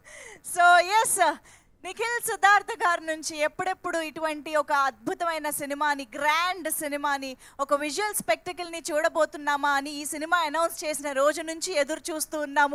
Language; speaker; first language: Telugu; native; Telugu